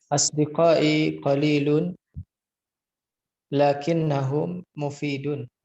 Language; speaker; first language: Arabic; non-native, learner; Indonesian